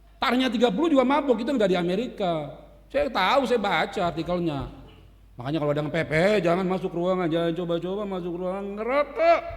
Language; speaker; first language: Indonesian; native; Indonesian